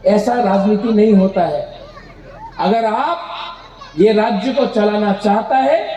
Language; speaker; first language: Hindi; non-native, local second language; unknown